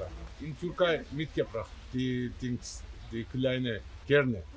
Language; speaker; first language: German; non-native, learner; Turkish